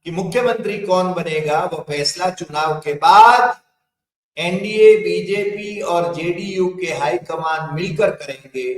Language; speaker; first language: Hindi; non-native, local second language; Gujarati